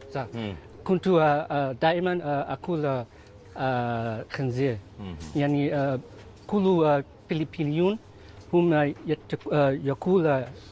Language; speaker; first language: Arabic; non-native, learner; Filipino